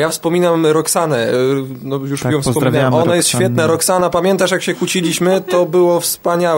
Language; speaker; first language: Polish; native; Polish